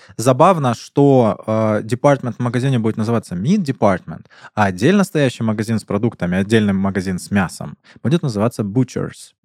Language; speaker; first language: Russian; native; Russian